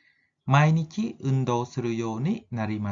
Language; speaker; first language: Japanese; non-native, fluent; Khmer